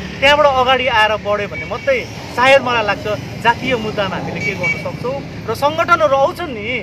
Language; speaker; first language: Nepali; native; Nepali